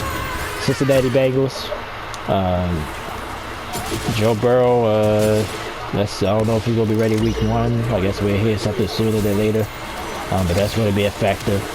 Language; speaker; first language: English; native; English